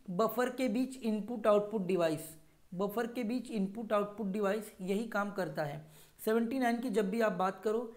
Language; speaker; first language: Hindi; non-native, local second language; Marathi